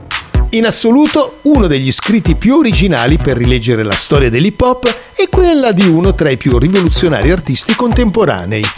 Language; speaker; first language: Italian; native; Italian